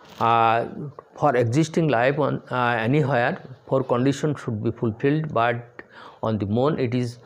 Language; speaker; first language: English; non-native, local second language; Bangla